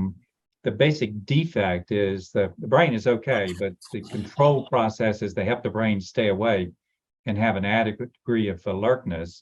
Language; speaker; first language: English; native; English